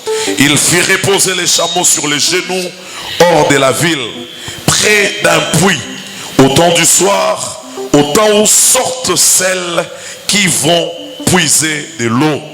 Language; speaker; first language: French; non-native, local second language; Lingala